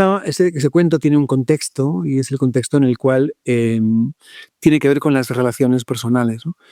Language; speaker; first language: Spanish; native; Spanish